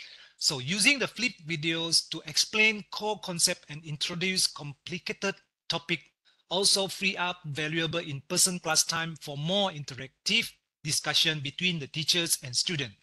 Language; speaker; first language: English; non-native, local second language; Malay